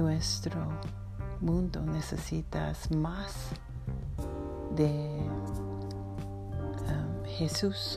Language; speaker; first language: Spanish; non-native, learner; English